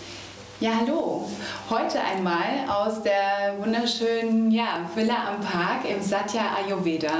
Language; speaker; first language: German; native; German